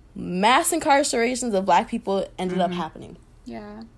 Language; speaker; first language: English; native; English